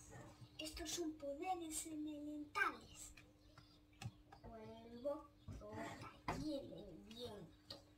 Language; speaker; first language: Spanish; early bilingual, other home language; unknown